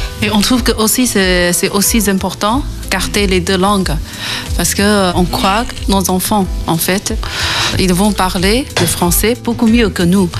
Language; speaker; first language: French; non-native, learner; Chinese